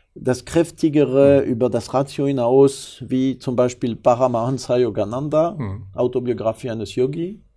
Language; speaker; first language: German; non-native, fluent; French